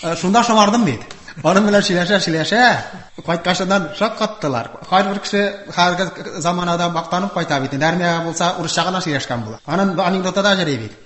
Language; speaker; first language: Tatar; non-native, local second language; Udmurt